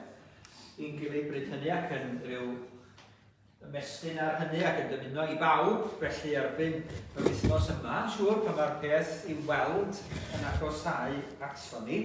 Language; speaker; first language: Welsh; native; Welsh